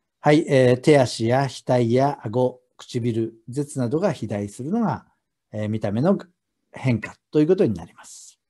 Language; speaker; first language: Japanese; native; Japanese